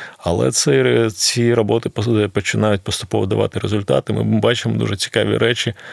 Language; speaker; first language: Ukrainian; non-native, local second language; Russian